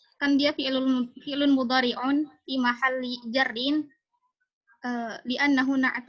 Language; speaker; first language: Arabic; non-native, learner; Indonesian